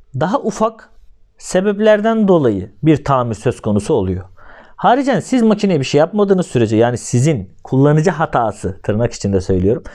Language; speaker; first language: Turkish; native; Turkish